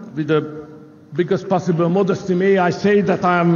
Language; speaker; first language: English; non-native, fluent; Hungarian